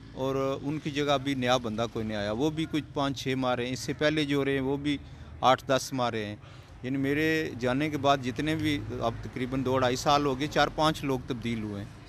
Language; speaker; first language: Urdu; non-native, local second language; Pahari-Potwari